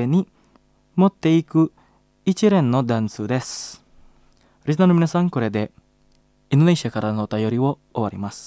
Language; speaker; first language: Japanese; non-native, fluent; Indonesian